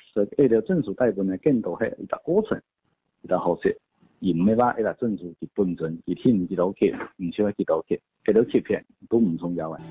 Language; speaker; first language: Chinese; non-native, local second language; Cantonese